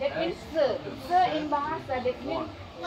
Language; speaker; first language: English; non-native, local second language; Indonesian